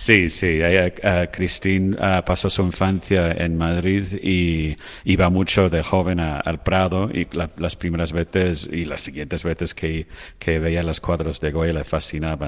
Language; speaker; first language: Spanish; non-native, fluent; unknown